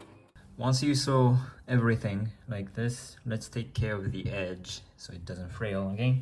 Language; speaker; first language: English; non-native, fluent; Japanese